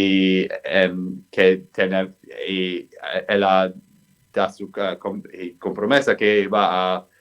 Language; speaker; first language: Spanish; non-native, fluent; English